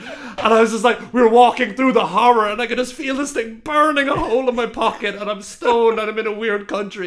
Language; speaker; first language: English; native; English